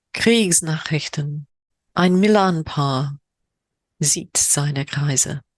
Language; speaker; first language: German; non-native, fluent; English